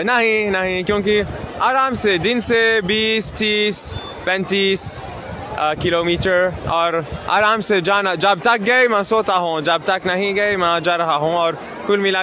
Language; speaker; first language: Hindi; non-native, learner; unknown